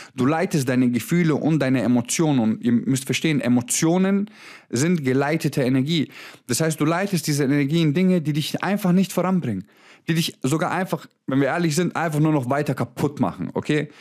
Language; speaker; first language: German; early bilingual, other home language; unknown